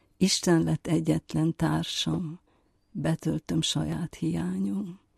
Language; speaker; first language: Hungarian; native; Hungarian